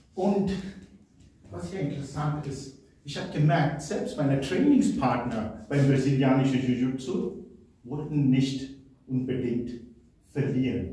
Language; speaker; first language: German; non-native, fluent; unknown